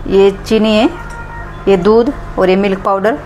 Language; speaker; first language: Hindi; non-native, local second language; Marathi